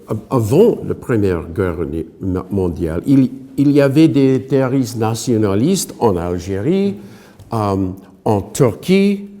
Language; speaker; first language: French; non-native, fluent; English